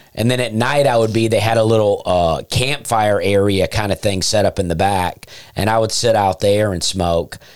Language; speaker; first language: English; native; English